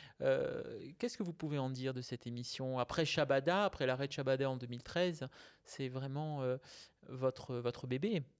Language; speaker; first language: French; native; French